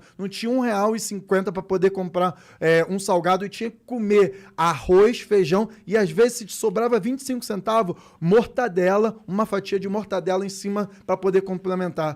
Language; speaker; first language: Portuguese; native; Portuguese